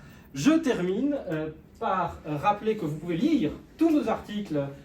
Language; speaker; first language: French; native; French